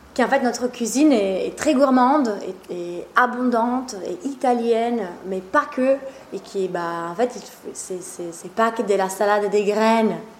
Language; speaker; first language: French; non-native, fluent; Italian